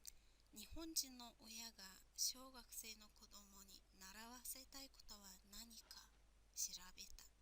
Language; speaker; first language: Japanese; non-native, fluent; Mongolian